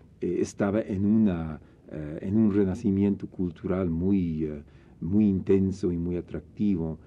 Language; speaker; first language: Spanish; non-native, fluent; English